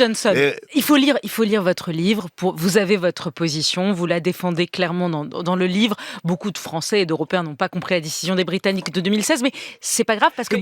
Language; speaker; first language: French; native; French